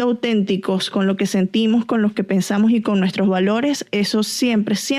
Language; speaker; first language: Spanish; native; Spanish